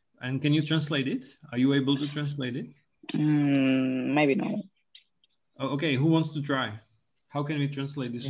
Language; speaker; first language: English; non-native, local second language; Czech